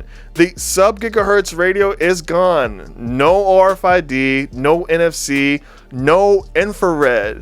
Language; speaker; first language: English; native; English